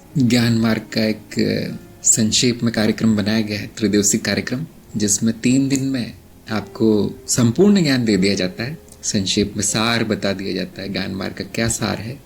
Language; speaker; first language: Hindi; non-native, local second language; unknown